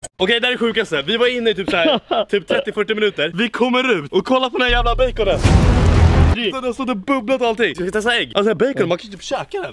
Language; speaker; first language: Swedish; native; Swedish